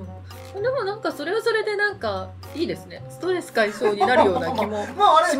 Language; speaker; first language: Japanese; native; Japanese